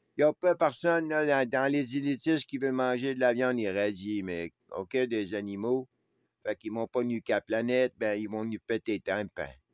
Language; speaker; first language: French; native; French